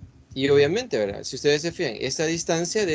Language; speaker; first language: Spanish; native; Spanish